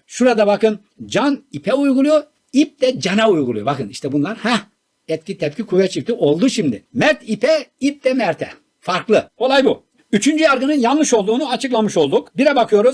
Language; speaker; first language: Turkish; native; Turkish